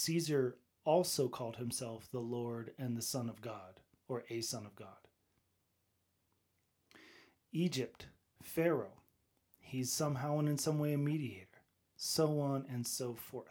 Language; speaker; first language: English; native; English